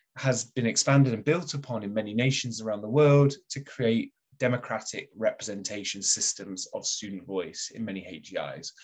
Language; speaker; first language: English; native; English